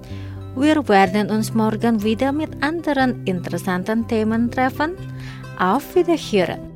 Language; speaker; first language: German; non-native, fluent; Indonesian